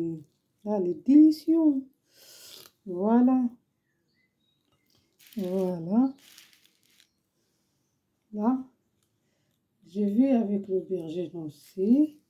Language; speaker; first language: French; non-native, learner; Arabic